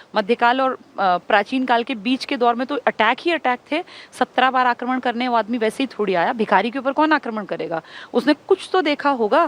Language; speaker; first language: Hindi; native; Hindi